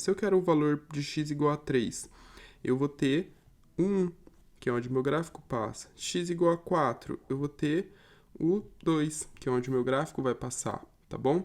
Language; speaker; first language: Portuguese; native; Portuguese